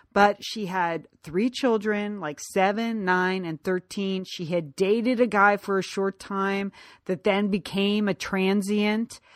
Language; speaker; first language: English; native; English